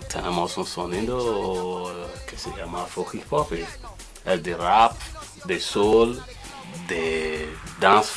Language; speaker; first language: Spanish; non-native, learner; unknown